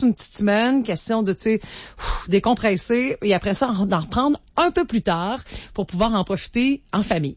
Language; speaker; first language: French; native; French